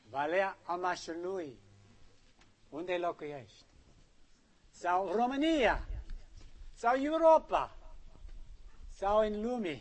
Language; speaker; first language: Romanian; non-native, learner; English